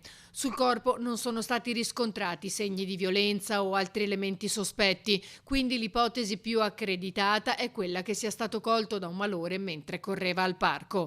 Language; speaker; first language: Italian; native; Italian